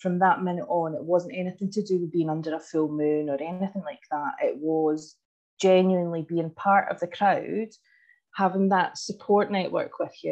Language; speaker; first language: English; native; English